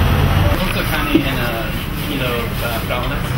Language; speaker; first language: Greek; non-native, learner; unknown